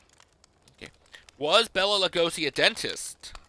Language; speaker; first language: English; native; English